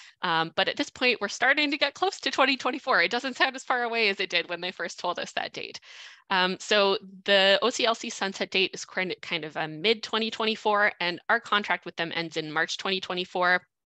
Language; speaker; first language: English; native; English